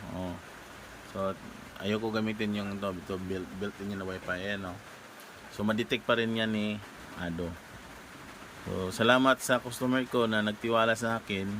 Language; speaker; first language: Filipino; non-native, local second language; Cebuano